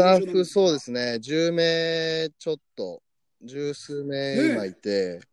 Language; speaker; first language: Japanese; native; Japanese